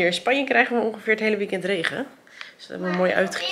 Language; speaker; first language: Dutch; native; Dutch